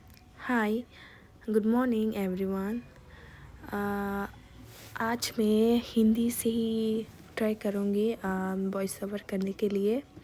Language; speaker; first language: Hindi; non-native, local second language; Kok Borok